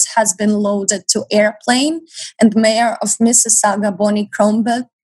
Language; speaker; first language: English; non-native, fluent; Ukrainian